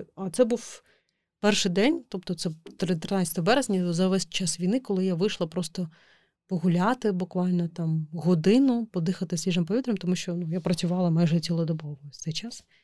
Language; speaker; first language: Ukrainian; non-native, local second language; Crimean Tatar